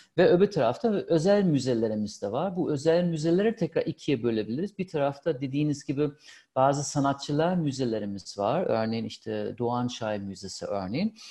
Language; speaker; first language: Turkish; non-native, fluent; German